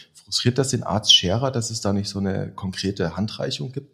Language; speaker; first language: German; native; German